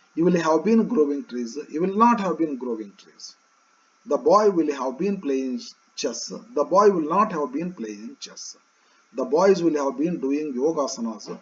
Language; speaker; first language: English; non-native, local second language; Kannada